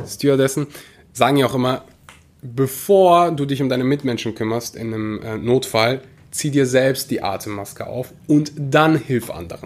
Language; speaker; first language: German; early bilingual, other home language; Russian